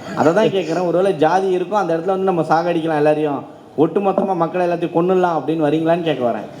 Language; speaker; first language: Tamil; native; Tamil